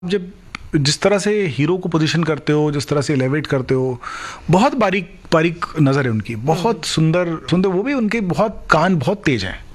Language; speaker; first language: Hindi; non-native, local second language; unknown